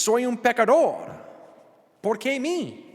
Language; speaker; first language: Spanish; non-native, learner; English